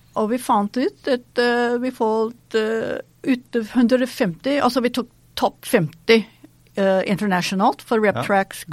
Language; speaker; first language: Norwegian; non-native, fluent; English